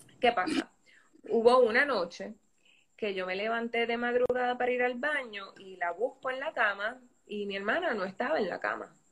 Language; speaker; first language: Spanish; native; Spanish